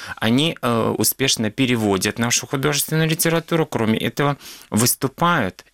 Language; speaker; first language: Russian; non-native, local second language; Crimean Tatar